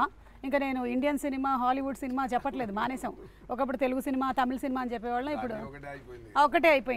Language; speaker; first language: Telugu; native; Telugu